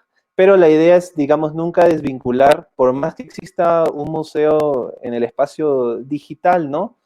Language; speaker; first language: Spanish; native; Spanish